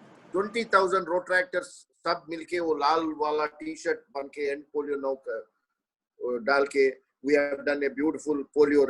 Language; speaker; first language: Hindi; non-native, local second language; Telugu